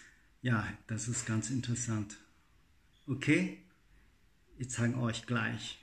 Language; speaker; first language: German; non-native, learner; Chinese